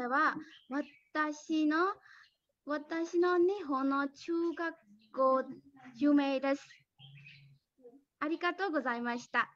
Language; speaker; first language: Japanese; non-native, learner; Burmese